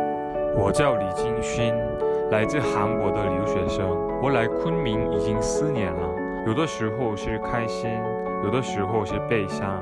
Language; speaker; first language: Chinese; non-native, fluent; Korean